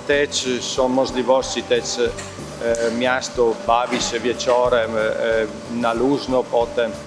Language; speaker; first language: Polish; non-native, learner; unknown